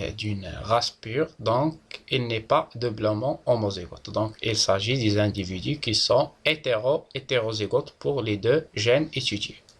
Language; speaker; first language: French; non-native, local second language; Arabic